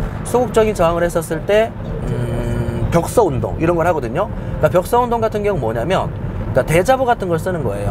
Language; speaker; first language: Korean; native; Korean